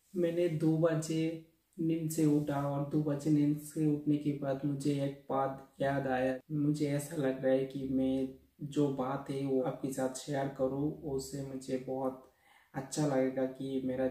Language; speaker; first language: Hindi; non-native, local second language; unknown